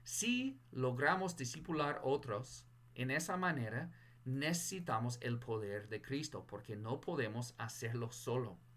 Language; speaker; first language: Spanish; non-native, fluent; English